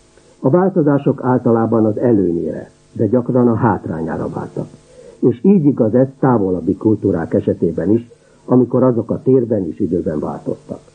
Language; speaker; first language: Hungarian; native; Hungarian